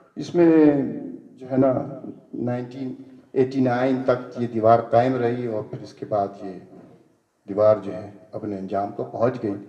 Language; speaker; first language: Urdu; native; Urdu